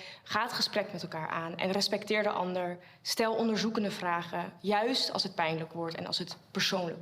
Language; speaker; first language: Dutch; native; Dutch